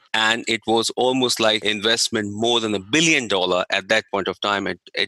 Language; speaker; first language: English; non-native, local second language; Hindi